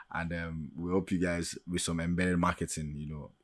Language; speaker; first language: English; non-native, local second language; Yoruba